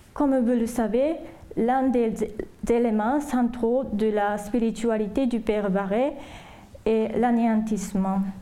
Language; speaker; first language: French; non-native, fluent; Japanese